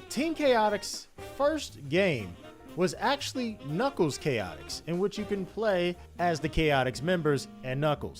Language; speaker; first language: English; native; English